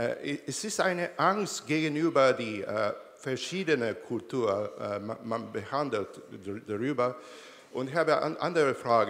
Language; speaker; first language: German; non-native, learner; Italian